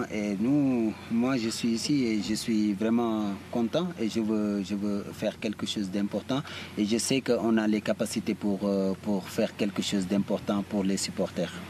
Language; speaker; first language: French; early bilingual, heritage; Italian